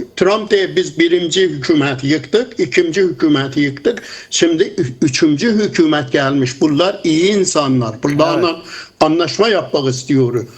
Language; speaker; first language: Turkish; non-native, fluent; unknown